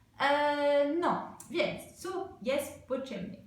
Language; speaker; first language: Polish; non-native, learner; French